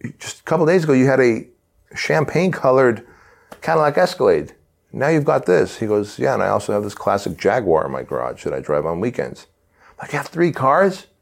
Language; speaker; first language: English; early bilingual, other home language; Armenian